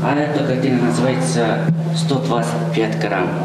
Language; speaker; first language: Russian; non-native, learner; Mongolian